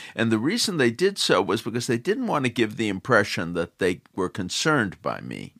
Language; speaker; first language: English; native; English